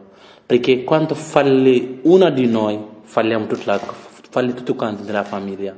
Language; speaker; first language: Italian; non-native, learner; French